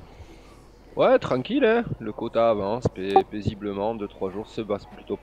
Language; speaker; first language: French; native; French